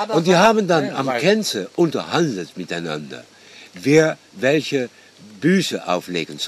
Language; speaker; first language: German; non-native, fluent; Dutch